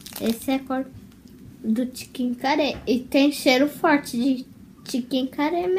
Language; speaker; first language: Portuguese; early bilingual, heritage; Portuguese